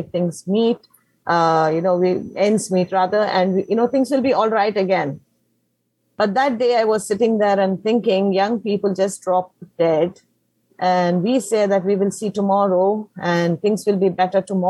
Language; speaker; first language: English; non-native, local second language; Konkani